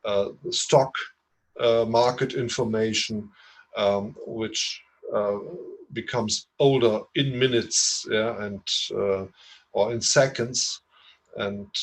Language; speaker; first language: English; non-native, fluent; German